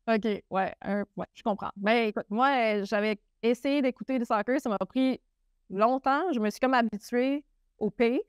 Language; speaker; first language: French; native; French